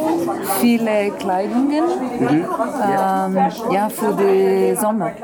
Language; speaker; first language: German; non-native, learner; Italian